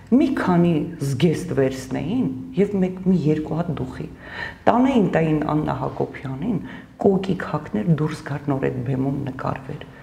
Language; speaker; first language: Armenian; native; Armenian